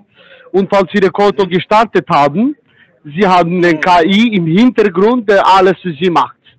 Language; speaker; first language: German; non-native, fluent; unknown